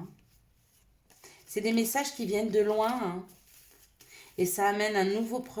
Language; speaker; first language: French; native; French